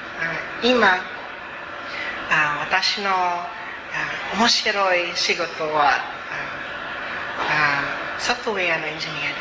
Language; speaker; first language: Japanese; non-native, learner; Cebuano